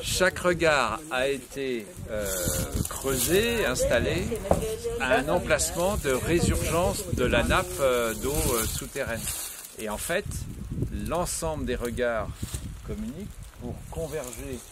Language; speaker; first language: French; native; French